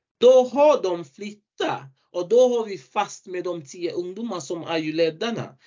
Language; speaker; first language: Swedish; non-native, fluent; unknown